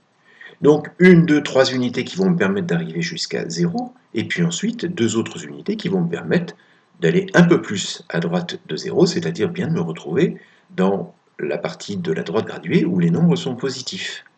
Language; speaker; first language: French; native; French